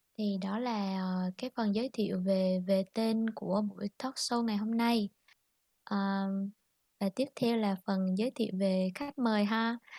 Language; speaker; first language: Vietnamese; native; Vietnamese